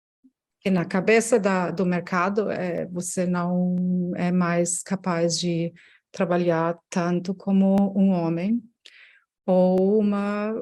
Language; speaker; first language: Portuguese; non-native, fluent; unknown